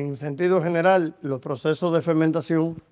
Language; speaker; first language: Spanish; native; Spanish